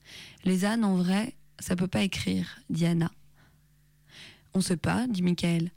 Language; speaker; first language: French; native; French